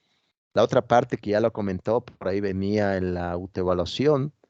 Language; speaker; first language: Spanish; native; Spanish